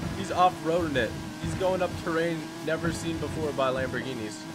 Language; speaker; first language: English; native; English